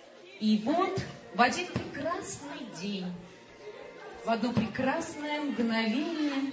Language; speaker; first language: Russian; native; Russian